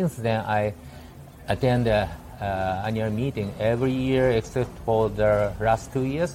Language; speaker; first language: English; non-native, learner; Japanese